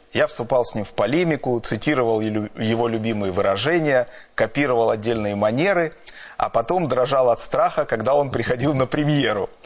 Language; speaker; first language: Russian; native; Russian